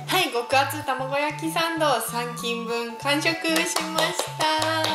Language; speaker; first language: Japanese; native; Japanese